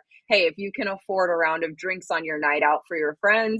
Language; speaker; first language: English; native; English